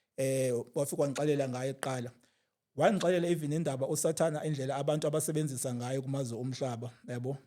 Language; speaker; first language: Zulu; native; Zulu